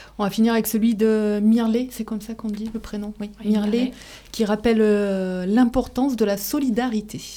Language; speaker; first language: French; native; French